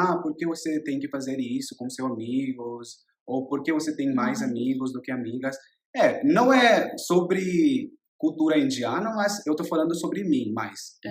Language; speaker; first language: Portuguese; non-native, learner; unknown